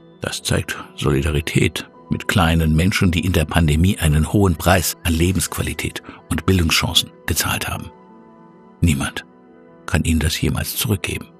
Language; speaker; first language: German; native; German